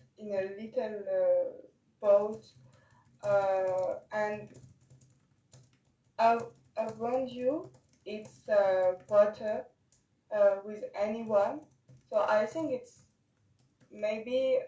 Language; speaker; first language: English; non-native, learner; French